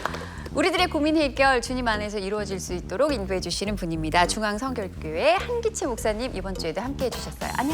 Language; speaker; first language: Korean; native; Korean